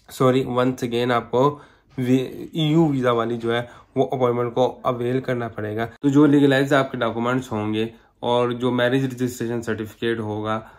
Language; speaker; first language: Urdu; non-native, local second language; Punjabi